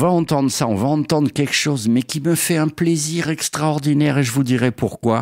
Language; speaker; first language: French; native; French